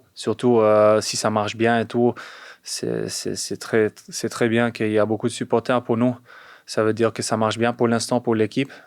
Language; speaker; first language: French; non-native, fluent; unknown